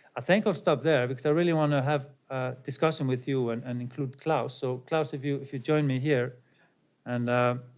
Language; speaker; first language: English; non-native, fluent; Icelandic